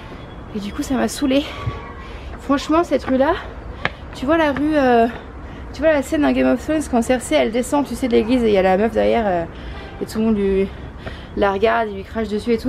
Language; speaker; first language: French; native; French